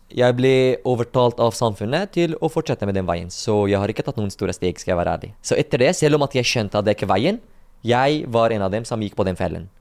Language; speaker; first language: Norwegian; non-native, fluent; Arabic